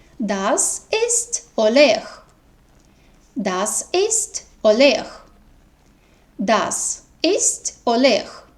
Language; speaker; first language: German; non-native, fluent; Ukrainian